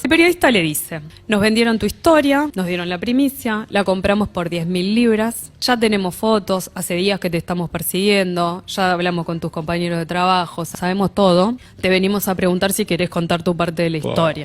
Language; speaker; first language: Spanish; native; Spanish